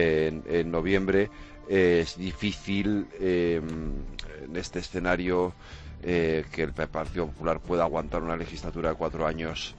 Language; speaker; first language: Spanish; native; Spanish